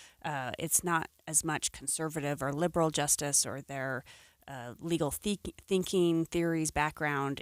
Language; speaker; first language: English; native; English